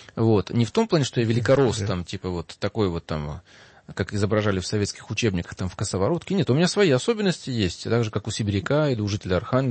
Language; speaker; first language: Russian; native; Russian